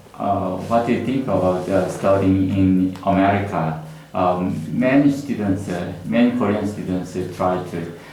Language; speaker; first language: English; non-native, learner; Korean